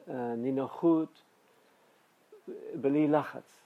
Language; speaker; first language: Hebrew; non-native, fluent; English